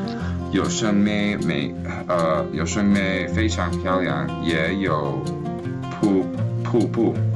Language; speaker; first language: Chinese; non-native, learner; English